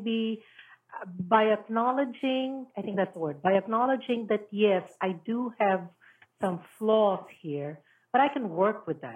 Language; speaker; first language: English; non-native, local second language; Filipino